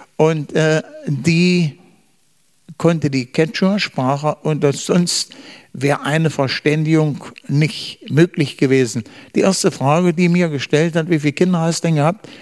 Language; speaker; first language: German; native; German